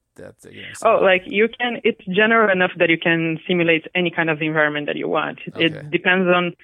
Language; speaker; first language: English; non-native, fluent; Portuguese